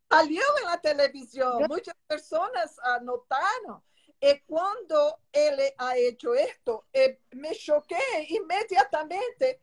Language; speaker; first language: Spanish; non-native, learner; Portuguese